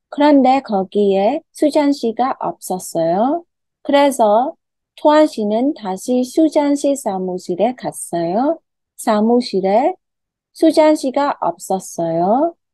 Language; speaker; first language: Korean; non-native, fluent; Khmer